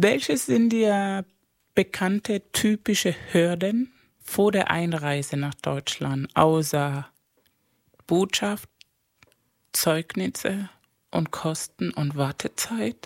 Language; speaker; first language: German; non-native, fluent; Spanish